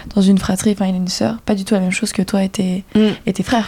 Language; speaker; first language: French; native; French